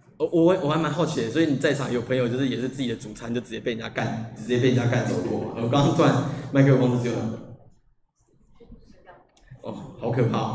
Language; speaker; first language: Chinese; native; Chinese